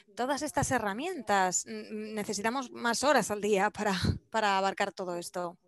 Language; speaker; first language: Spanish; non-native, fluent; Polish